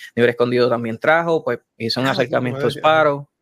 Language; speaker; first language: Spanish; native; Spanish